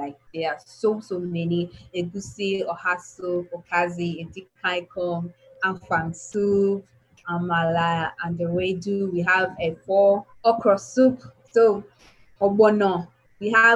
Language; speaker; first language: English; non-native, local second language; Igbo